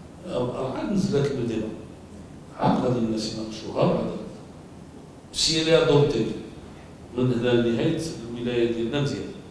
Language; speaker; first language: Arabic; native; Arabic